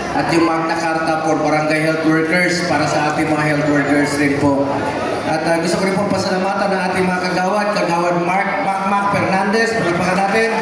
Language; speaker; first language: Filipino; non-native, local second language; Cebuano